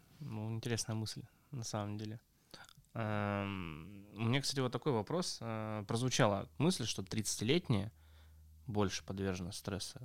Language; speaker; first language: Russian; native; Russian